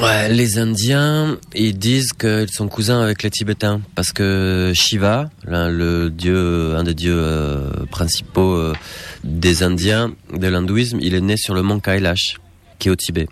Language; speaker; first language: French; native; French